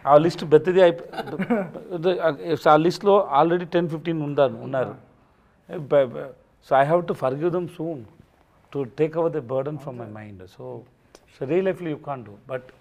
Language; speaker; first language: Telugu; non-native, learner; Tamil